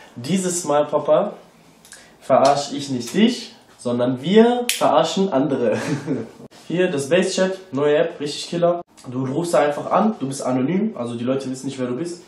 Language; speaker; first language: German; early bilingual, other home language; Turkish